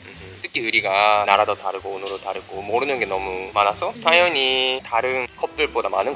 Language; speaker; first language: Korean; non-native, fluent; Japanese